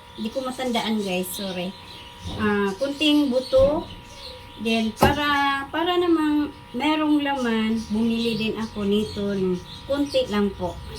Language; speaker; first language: Filipino; non-native, local second language; Cebuano